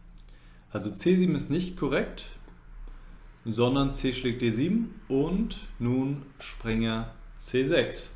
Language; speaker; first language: German; native; German